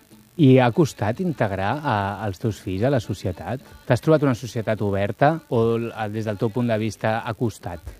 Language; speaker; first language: Catalan; native; Catalan